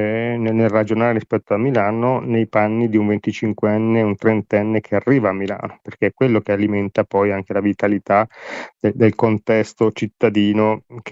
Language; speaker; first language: Italian; native; Italian